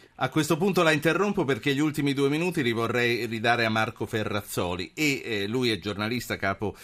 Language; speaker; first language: Italian; native; Italian